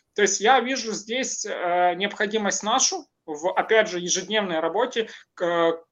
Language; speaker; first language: Russian; non-native, local second language; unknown